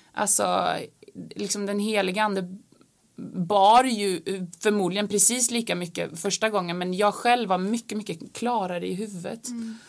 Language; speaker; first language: Swedish; native; Swedish